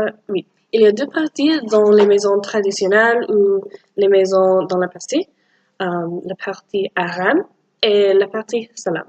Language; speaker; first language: French; non-native, learner; English